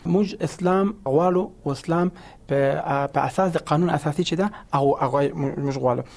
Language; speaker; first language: Pashto; non-native, local second language; Persian